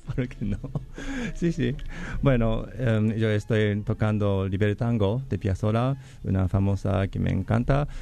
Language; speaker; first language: Spanish; non-native, learner; Japanese